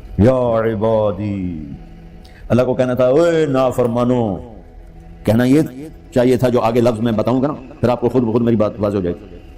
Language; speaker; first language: Urdu; non-native, local second language; Punjabi